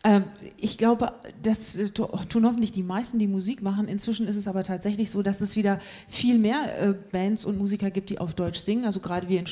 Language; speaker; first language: German; native; German